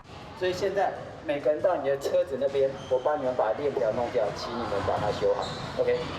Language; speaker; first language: Chinese; native; Chinese